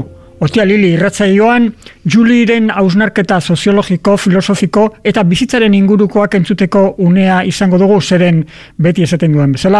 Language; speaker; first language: Basque; native; Basque